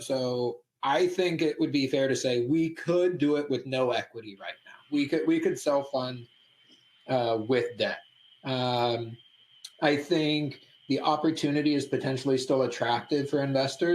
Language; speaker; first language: English; native; English